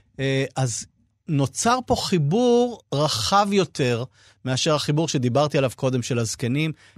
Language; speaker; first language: Hebrew; native; Hebrew